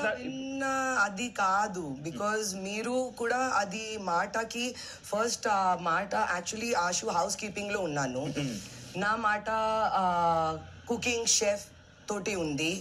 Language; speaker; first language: Telugu; non-native, learner; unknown